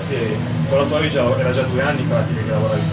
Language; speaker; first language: Italian; native; Italian